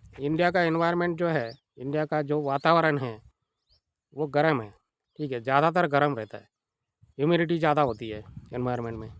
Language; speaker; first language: Hindi; non-native, local second language; Marathi